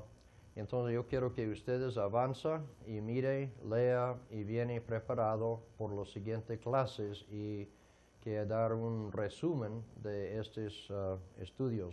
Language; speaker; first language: Spanish; non-native, fluent; English